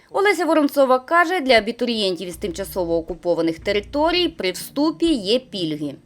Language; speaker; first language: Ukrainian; native; Ukrainian